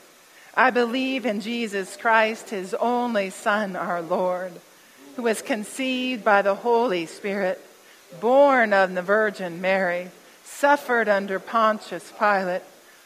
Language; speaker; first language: English; native; English